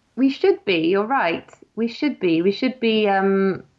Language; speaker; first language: English; native; English